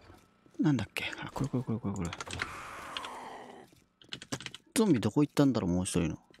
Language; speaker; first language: Japanese; native; Japanese